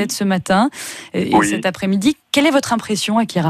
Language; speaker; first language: French; native; French